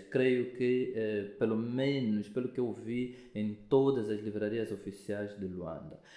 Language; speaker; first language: Portuguese; native; Portuguese